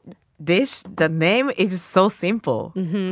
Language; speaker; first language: English; non-native, learner; Japanese